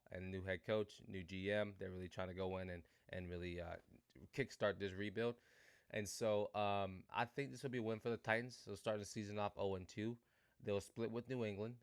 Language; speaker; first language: English; native; English